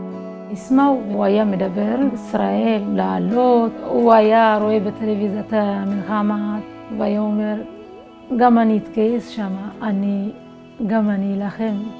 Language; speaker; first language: Hebrew; non-native, fluent; Amharic